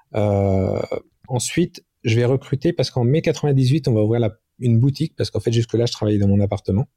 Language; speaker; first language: French; native; French